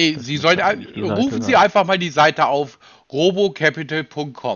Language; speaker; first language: German; native; German